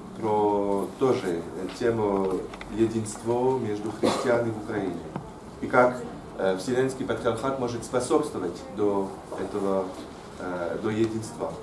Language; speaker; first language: Russian; non-native, fluent; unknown